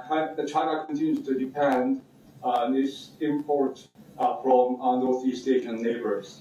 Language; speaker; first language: English; non-native, fluent; Korean